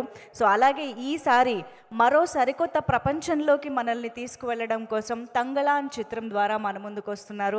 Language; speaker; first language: Telugu; native; Telugu